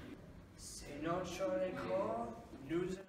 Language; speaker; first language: French; non-native, learner; English